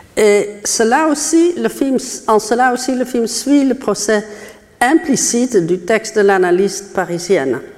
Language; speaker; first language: French; non-native, fluent; Dutch